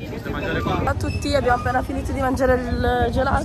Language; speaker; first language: Italian; early bilingual, heritage; Filipino